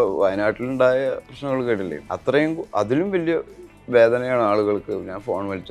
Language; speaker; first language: Malayalam; native; Malayalam